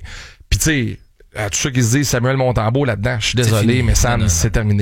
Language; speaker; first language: French; native; French